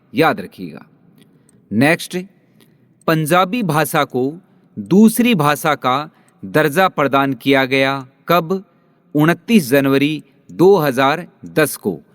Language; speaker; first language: Hindi; native; Hindi